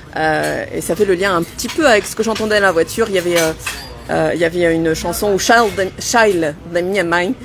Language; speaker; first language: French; native; French